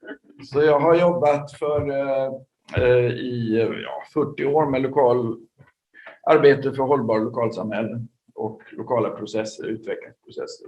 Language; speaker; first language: Swedish; native; Swedish